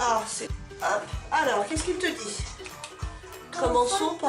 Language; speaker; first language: French; native; French